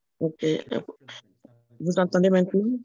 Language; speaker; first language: French; non-native, learner; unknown